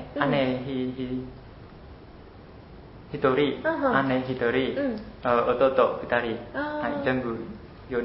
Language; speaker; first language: Japanese; non-native, learner; Khmer